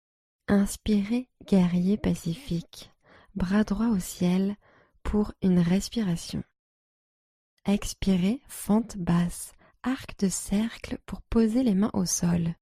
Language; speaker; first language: French; native; French